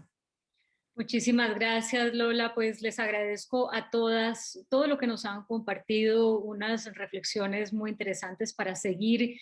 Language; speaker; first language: Spanish; native; Spanish